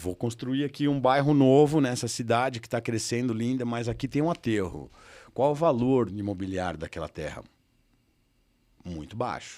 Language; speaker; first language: Portuguese; native; Portuguese